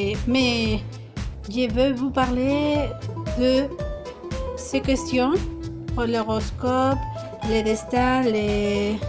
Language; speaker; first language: French; non-native, fluent; Spanish